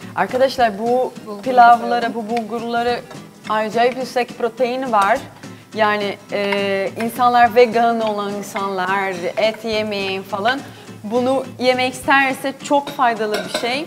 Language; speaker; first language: Turkish; non-native, learner; Portuguese